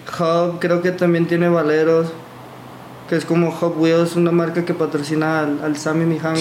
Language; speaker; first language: Spanish; early bilingual, other home language; English